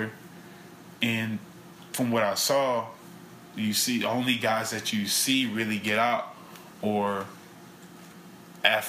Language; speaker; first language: English; native; English